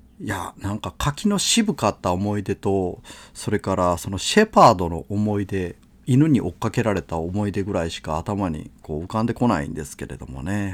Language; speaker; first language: Japanese; native; Japanese